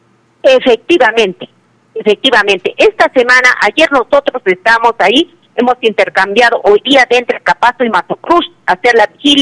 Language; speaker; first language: Spanish; native; Spanish